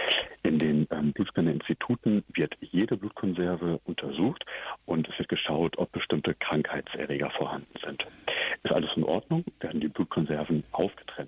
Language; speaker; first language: German; native; German